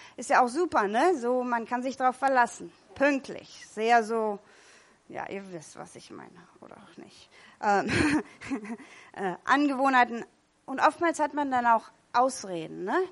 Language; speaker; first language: German; non-native, fluent; English